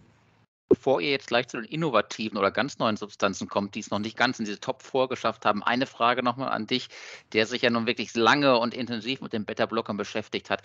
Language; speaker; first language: German; native; German